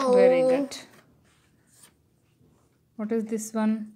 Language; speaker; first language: English; non-native, local second language; Telugu